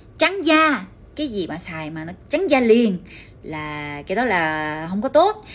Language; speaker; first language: Vietnamese; early bilingual, heritage; Korean